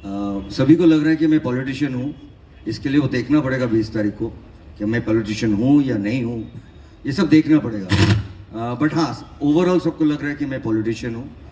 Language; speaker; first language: Hindi; non-native, local second language; Bangla